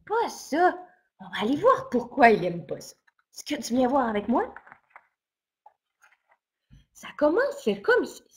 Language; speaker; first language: French; native; French